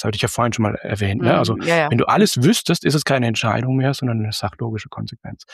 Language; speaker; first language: German; native; German